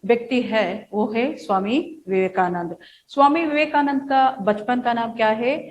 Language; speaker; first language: Hindi; non-native, local second language; Kannada